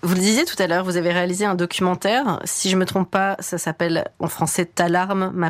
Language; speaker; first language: French; native; French